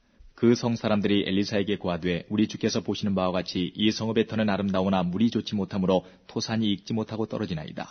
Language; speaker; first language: Korean; native; Korean